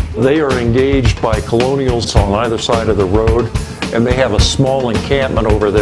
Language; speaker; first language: English; native; English